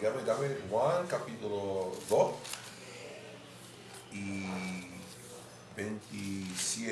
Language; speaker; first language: Spanish; non-native, fluent; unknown